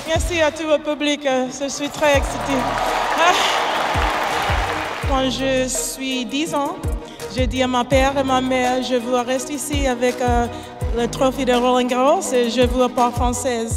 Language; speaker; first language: French; non-native, learner; English